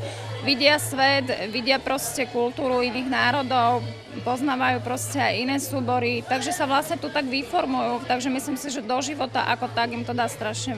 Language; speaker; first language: Slovak; native; Slovak